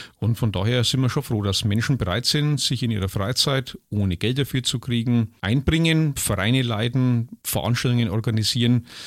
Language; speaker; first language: German; native; German